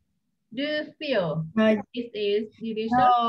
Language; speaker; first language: English; non-native, fluent; Vietnamese